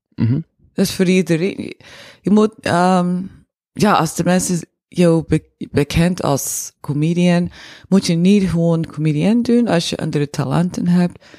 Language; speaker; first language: Dutch; non-native, fluent; English